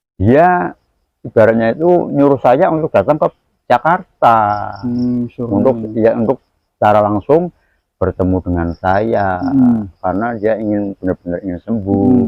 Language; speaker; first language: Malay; non-native, local second language; Javanese